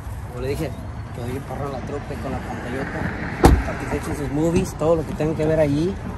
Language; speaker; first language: Spanish; early bilingual, heritage; Spanish